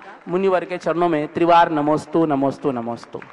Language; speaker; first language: Hindi; native; Hindi